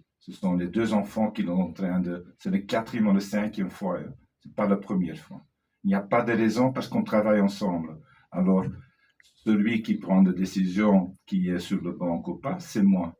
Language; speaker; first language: French; non-native, fluent; Dutch